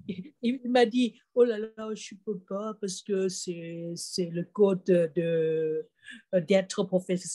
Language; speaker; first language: French; non-native, fluent; Thai